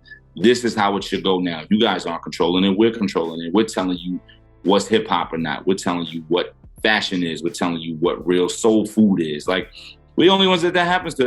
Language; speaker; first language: English; native; English